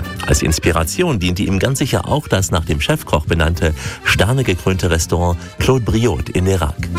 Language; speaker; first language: German; native; German